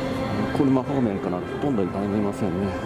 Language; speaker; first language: Japanese; native; Japanese